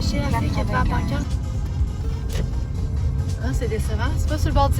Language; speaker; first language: French; native; French